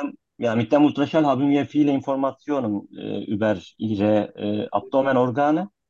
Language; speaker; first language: German; non-native, learner; Turkish